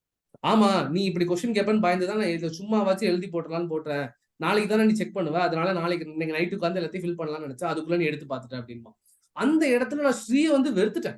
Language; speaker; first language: Tamil; native; Tamil